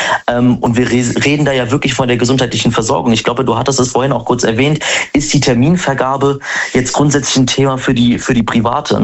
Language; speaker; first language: German; native; German